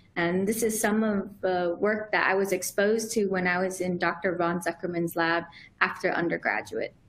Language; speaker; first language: English; native; English